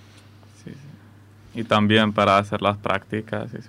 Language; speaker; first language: Catalan; non-native, learner; Arabic